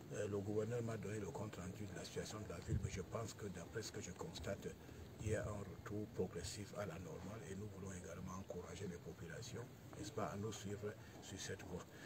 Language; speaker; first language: French; non-native, local second language; English